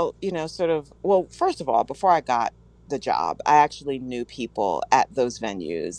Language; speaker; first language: English; native; English